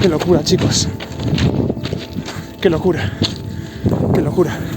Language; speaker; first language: Spanish; native; Spanish